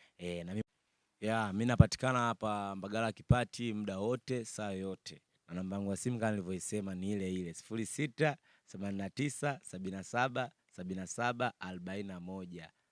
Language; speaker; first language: Swahili; native; Swahili